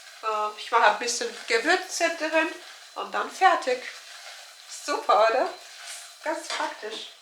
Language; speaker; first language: German; non-native, learner; Turkish